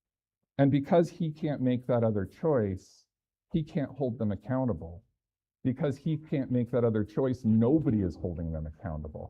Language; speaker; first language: English; native; English